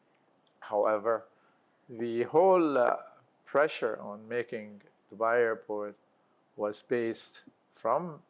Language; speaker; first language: English; non-native, local second language; Arabic